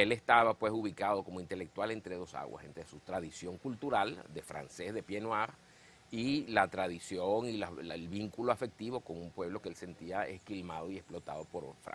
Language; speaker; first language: Spanish; native; Spanish